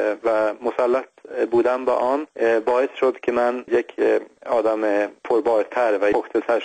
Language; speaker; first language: Persian; non-native, fluent; Swedish